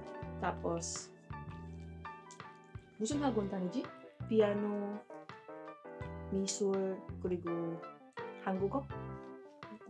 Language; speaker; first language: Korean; non-native, fluent; Filipino